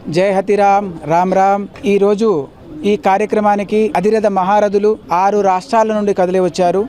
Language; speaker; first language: Telugu; non-native, local second language; Lambadi